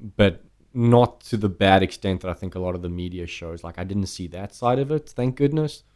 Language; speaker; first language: English; native; English